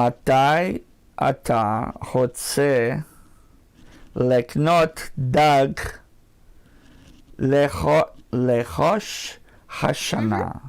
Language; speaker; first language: Hebrew; non-native, learner; Portuguese